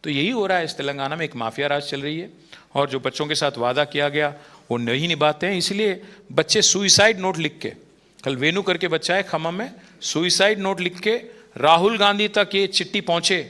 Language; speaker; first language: Hindi; non-native, local second language; Telugu